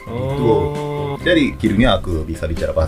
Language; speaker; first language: Indonesian; non-native, fluent; Japanese